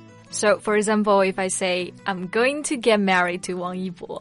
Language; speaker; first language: English; non-native, fluent; Chinese